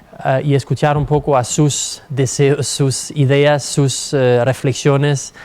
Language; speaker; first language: Spanish; non-native, fluent; Danish